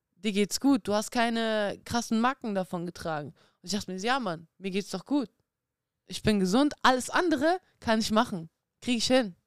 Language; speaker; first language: German; early bilingual, other home language; Russian